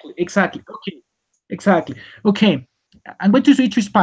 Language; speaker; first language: English; non-native, learner; Spanish